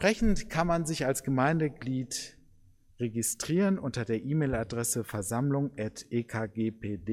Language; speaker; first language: German; native; German